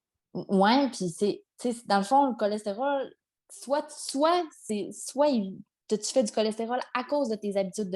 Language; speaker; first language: French; native; French